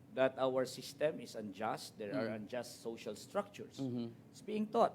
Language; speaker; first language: English; non-native, local second language; Filipino